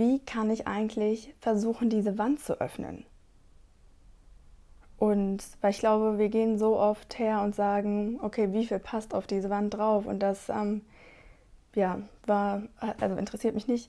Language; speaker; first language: German; non-native, fluent; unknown